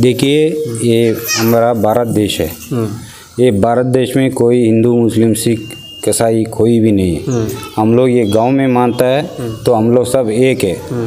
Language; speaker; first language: Hindi; non-native, local second language; Kannada